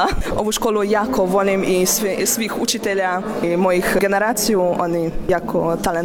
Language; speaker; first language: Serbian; non-native, learner; Hungarian